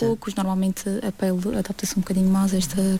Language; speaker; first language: Portuguese; native; Portuguese